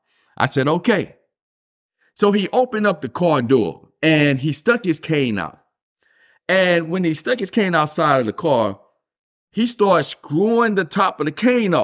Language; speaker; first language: English; native; English